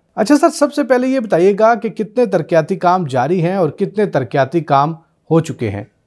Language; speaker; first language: Urdu; native; Urdu